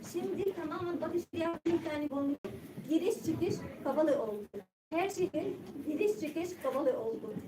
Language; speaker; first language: Turkish; non-native, learner; Arabic